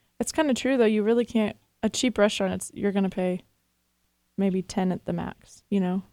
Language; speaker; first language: English; native; English